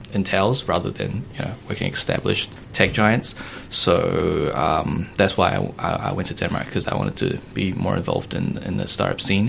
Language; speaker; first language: English; native; English